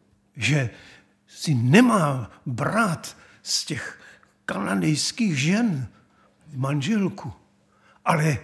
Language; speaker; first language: Czech; native; Czech